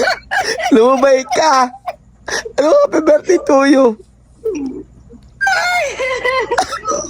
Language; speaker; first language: English; non-native, learner; Filipino